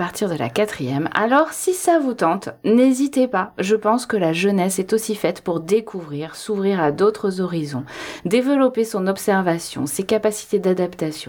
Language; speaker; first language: French; native; French